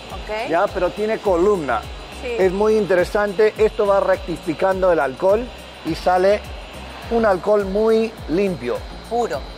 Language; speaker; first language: Spanish; non-native, fluent; English